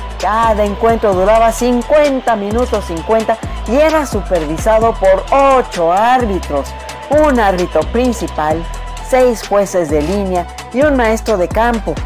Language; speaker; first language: Spanish; native; Spanish